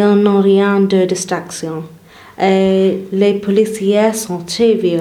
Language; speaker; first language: French; non-native, learner; English